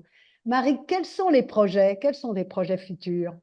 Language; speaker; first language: French; native; French